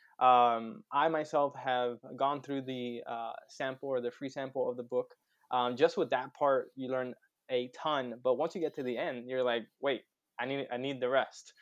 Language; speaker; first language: English; native; English